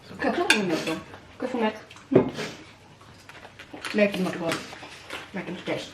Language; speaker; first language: Swedish; early bilingual, other home language; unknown